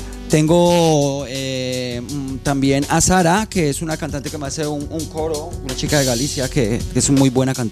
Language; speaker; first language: Spanish; native; Spanish